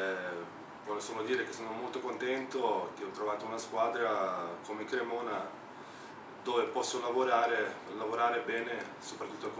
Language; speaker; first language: Italian; non-native, fluent; Slovenian